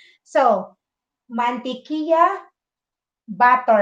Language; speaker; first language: Spanish; non-native, fluent; Filipino